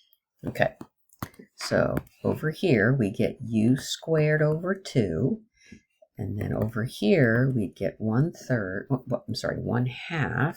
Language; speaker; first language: English; native; English